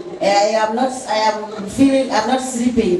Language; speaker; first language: English; non-native, fluent; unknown